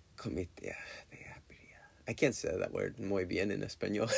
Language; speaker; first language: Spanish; non-native, learner; English